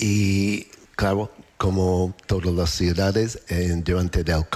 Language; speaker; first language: Spanish; non-native, learner; English